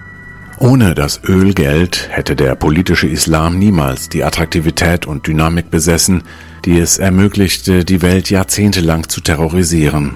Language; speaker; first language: German; native; German